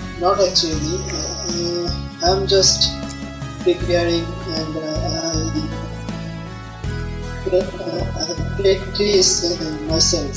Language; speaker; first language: English; non-native, learner; Bangla